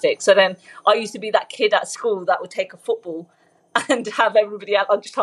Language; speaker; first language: English; early bilingual, other home language; Punjabi